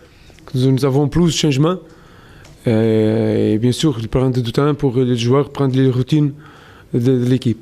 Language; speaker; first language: French; non-native, learner; Portuguese